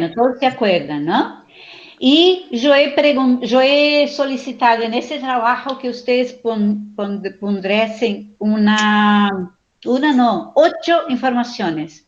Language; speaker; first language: Spanish; non-native, fluent; Portuguese